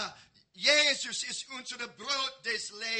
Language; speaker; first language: German; non-native, learner; English